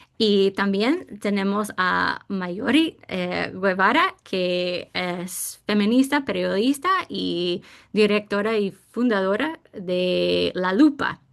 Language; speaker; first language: Spanish; non-native, fluent; English